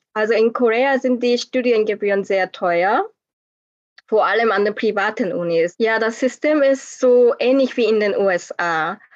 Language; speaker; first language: German; non-native, fluent; Korean